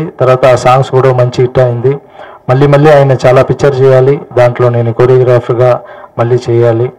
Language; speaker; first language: Telugu; non-native, local second language; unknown